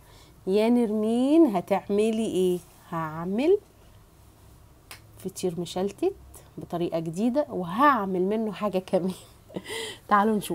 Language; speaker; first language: Arabic; native; Arabic